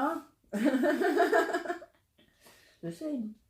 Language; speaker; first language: English; non-native, learner; French